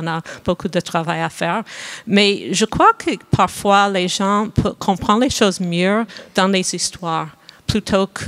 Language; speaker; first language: French; non-native, fluent; English